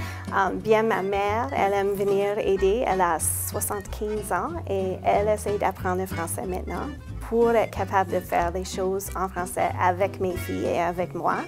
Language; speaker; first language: French; non-native, local second language; English